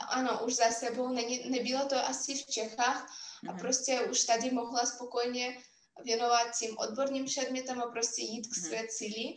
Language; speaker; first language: Czech; non-native, fluent; Russian